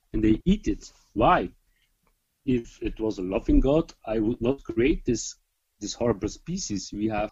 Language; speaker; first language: English; non-native, fluent; Dutch